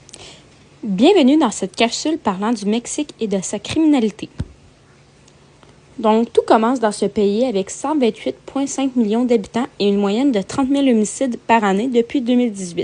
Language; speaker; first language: French; native; French